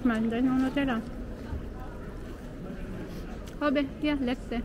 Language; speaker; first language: German; non-native, learner; Filipino